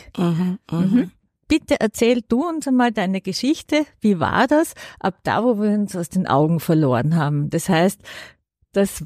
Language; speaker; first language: German; native; German